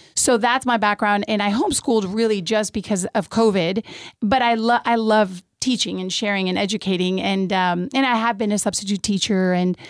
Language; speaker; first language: English; early bilingual, other home language; Spanish